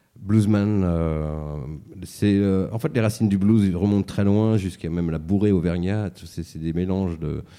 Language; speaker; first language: French; native; French